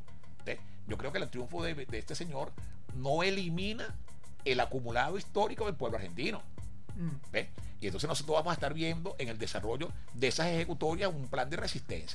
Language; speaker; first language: Spanish; native; Spanish